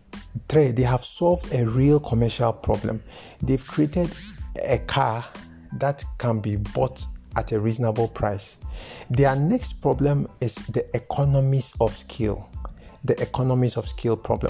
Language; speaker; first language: English; non-native, local second language; Akan